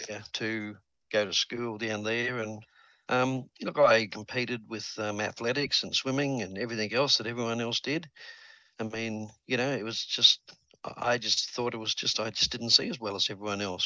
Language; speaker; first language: English; native; English